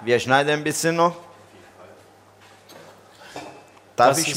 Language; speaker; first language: German; non-native, learner; Italian